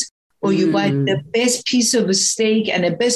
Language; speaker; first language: English; non-native, fluent; Persian